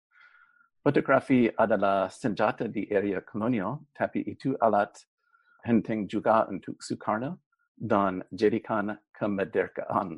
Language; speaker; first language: Indonesian; non-native, fluent; English